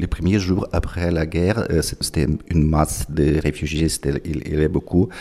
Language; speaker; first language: French; non-native, fluent; Ukrainian